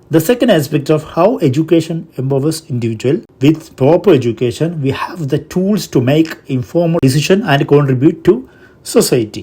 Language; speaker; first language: English; non-native, local second language; Malayalam